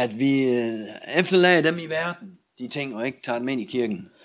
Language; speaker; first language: Danish; non-native, learner; Russian